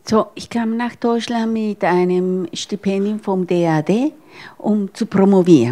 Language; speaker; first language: German; non-native, fluent; Spanish